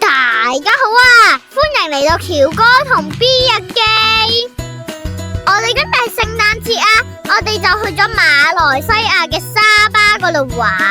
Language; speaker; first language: Chinese; native; Chinese